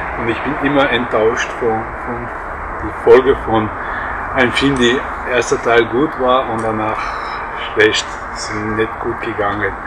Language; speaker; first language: German; non-native, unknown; French